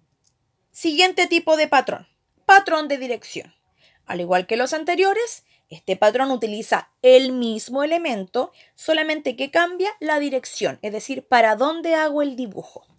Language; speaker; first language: Spanish; native; Spanish